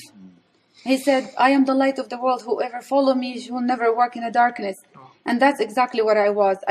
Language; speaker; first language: English; non-native, fluent; Arabic